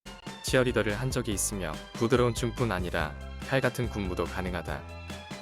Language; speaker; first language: Korean; native; Korean